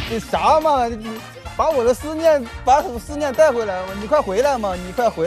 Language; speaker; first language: Chinese; native; Chinese